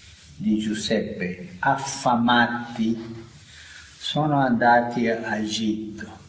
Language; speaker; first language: Italian; non-native, fluent; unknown